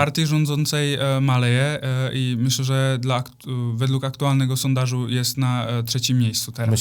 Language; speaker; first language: Polish; non-native, fluent; Czech